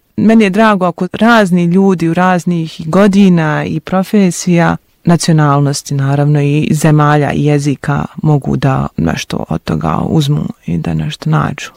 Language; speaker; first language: Bosnian; native; Bosnian